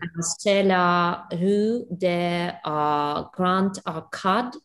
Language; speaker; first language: French; non-native, learner; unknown